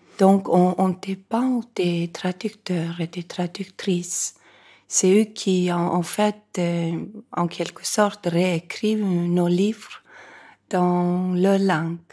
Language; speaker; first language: French; non-native, fluent; Icelandic